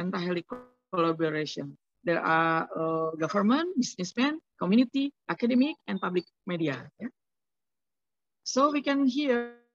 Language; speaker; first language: English; non-native, learner; Indonesian